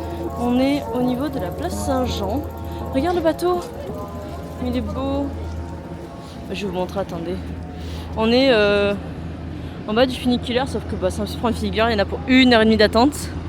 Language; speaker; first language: French; native; French